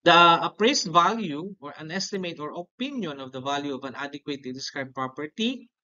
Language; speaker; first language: English; non-native, local second language; Filipino